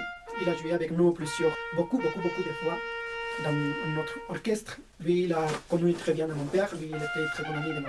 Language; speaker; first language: French; non-native, fluent; Spanish